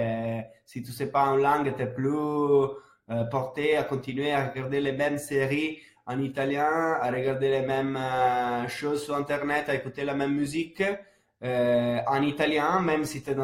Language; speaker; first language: French; non-native, fluent; Italian